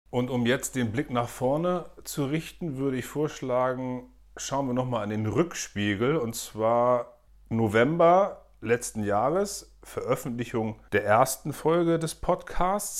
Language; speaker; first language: German; native; German